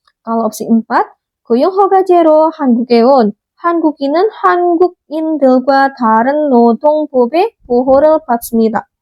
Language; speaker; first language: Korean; non-native, fluent; Indonesian